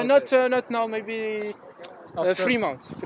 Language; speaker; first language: English; non-native, learner; French